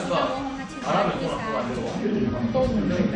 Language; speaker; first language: Korean; non-native, learner; Vietnamese